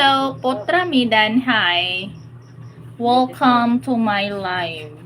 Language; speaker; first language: English; non-native, local second language; Cebuano